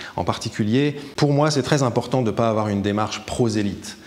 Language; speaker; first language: French; native; French